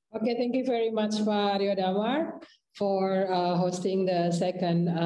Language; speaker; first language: English; non-native, fluent; Indonesian